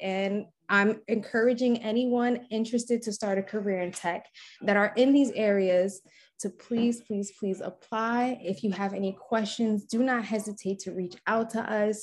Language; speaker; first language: English; native; English